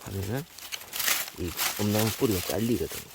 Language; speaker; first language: Korean; native; Korean